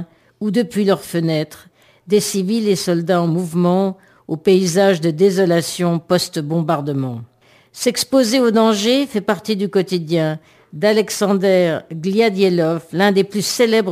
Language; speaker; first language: French; native; French